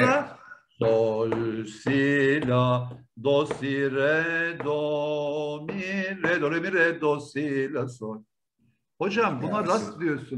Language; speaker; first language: Turkish; native; Turkish